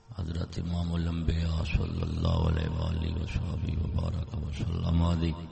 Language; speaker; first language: Urdu; non-native, local second language; Saraiki